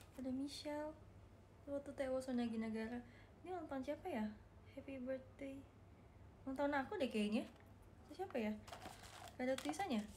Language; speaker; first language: Indonesian; native; Indonesian